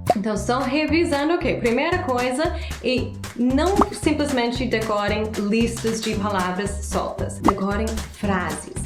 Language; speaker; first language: Portuguese; non-native, fluent; English